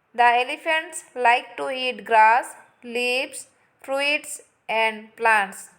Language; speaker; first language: English; non-native, local second language; Assamese